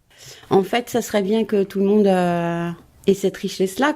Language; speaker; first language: French; native; French